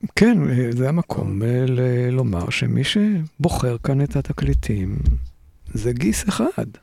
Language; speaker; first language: Hebrew; native; Hebrew